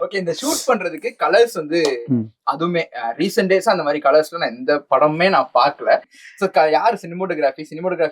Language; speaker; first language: Tamil; native; Tamil